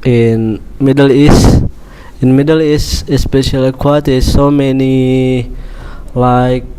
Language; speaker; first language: English; non-native, learner; Indonesian